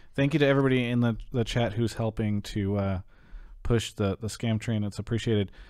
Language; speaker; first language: English; native; English